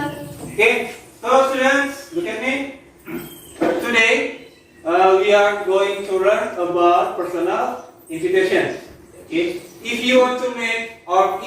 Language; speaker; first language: English; non-native, learner; Indonesian